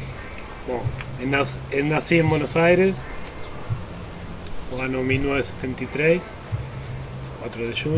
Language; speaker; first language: Portuguese; non-native, fluent; Spanish